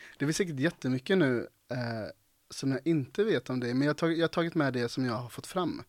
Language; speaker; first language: Swedish; native; Swedish